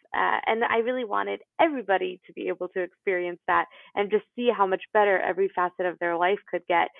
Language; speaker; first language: English; native; English